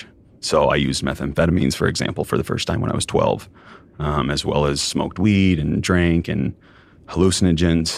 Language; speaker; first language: English; native; English